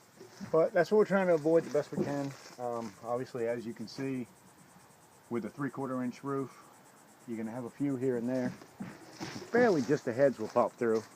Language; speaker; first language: English; native; English